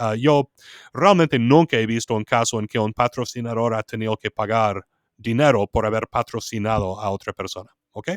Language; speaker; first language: Spanish; non-native, fluent; English